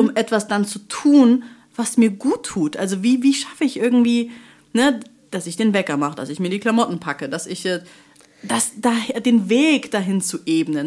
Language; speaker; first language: German; native; German